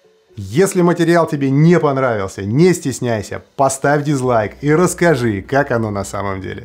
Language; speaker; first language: Russian; native; Russian